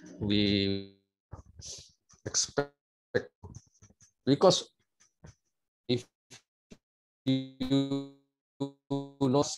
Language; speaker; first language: English; non-native, local second language; Malay